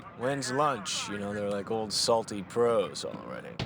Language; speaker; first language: English; native; English